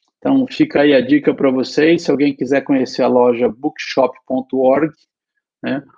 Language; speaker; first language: Portuguese; native; Portuguese